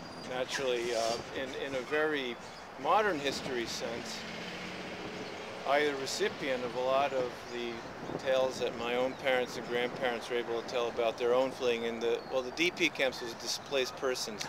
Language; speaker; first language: English; early bilingual, other home language; Latvian